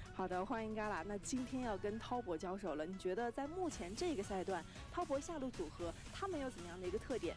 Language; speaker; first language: Chinese; native; Chinese